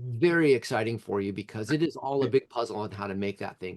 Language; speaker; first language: English; native; English